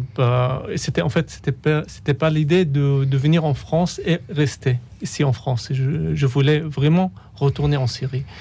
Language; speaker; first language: French; non-native, fluent; Arabic